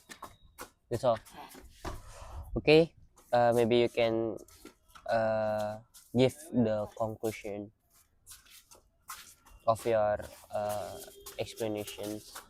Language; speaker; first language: English; non-native, learner; Indonesian